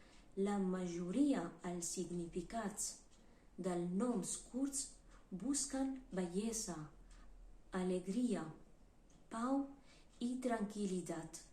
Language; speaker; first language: Catalan; non-native, learner; Kurdish